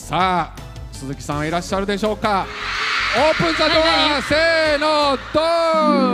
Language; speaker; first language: Japanese; native; Japanese